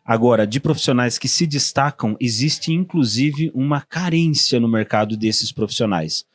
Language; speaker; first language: Portuguese; native; Portuguese